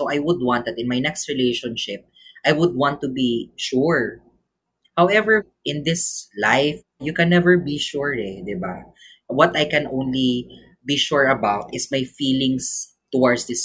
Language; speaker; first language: English; non-native, local second language; Cebuano